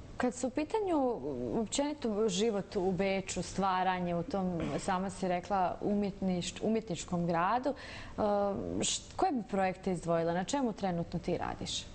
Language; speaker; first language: Bosnian; native; Bosnian